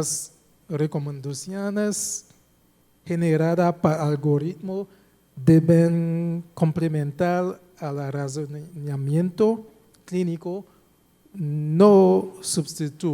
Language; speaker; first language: Spanish; non-native, fluent; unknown